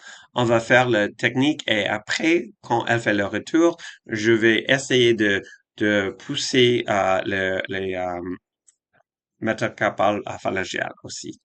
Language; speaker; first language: French; non-native, fluent; English